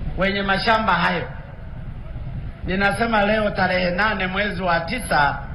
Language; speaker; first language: Swahili; non-native, local second language; Sukuma